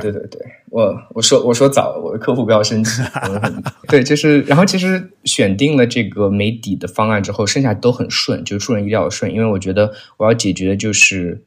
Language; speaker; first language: Chinese; native; Chinese